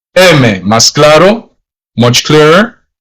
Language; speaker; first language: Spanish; non-native, learner; English